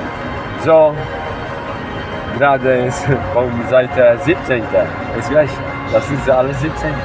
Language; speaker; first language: German; non-native, learner; Polish